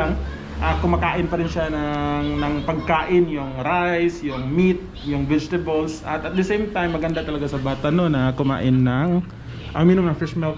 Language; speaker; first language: Filipino; non-native, local second language; Cebuano